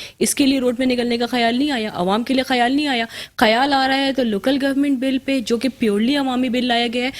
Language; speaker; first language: Urdu; native; Urdu